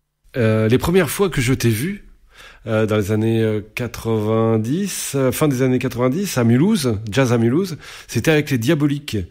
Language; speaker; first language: French; native; French